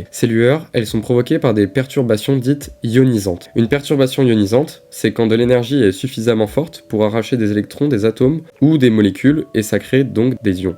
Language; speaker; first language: French; native; French